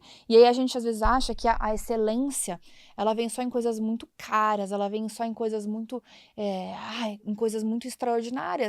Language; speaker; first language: Portuguese; native; Portuguese